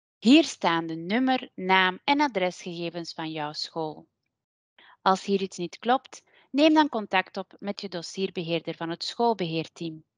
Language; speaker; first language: Dutch; native; Dutch